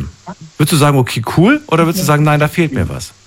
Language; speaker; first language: German; native; German